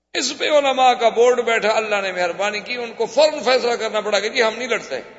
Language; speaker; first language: Urdu; native; Urdu